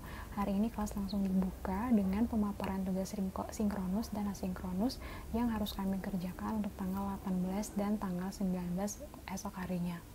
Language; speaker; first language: Indonesian; native; Indonesian